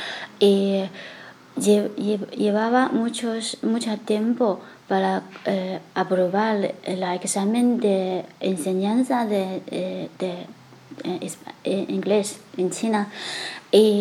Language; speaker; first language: Spanish; non-native, learner; Chinese